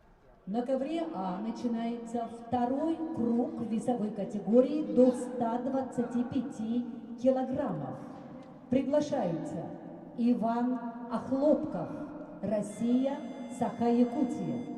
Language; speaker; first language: Russian; native; Russian